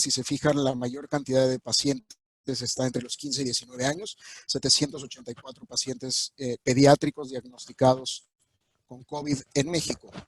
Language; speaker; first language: Spanish; native; Spanish